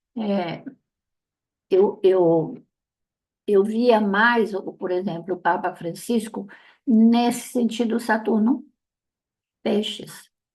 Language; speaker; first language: Portuguese; non-native, fluent; Italian